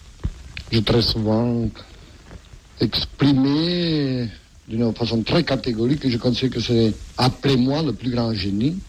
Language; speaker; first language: French; non-native, fluent; Catalan